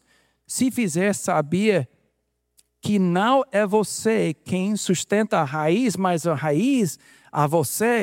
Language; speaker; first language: Portuguese; non-native, fluent; English